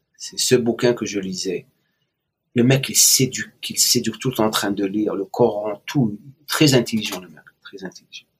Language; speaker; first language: French; non-native, local second language; Arabic